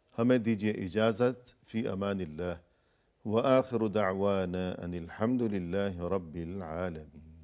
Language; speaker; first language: Urdu; native; Urdu